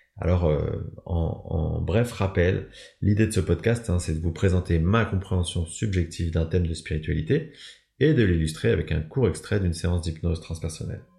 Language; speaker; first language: French; native; French